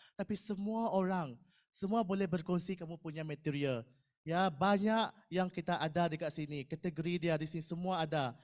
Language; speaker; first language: Malay; non-native, local second language; Iban